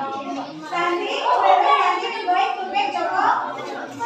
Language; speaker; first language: English; non-native, learner; Indonesian